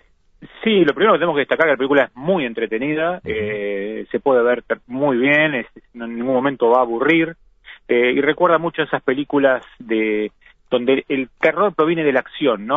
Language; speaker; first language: Spanish; native; Spanish